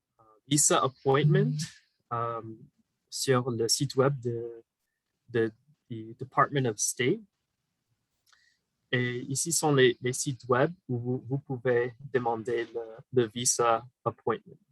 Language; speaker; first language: French; non-native, fluent; English